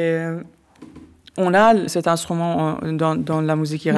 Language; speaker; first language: French; non-native, learner; Persian